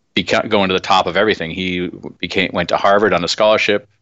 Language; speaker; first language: English; native; English